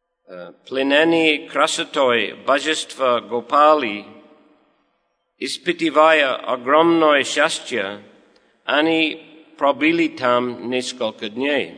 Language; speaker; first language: Russian; non-native, fluent; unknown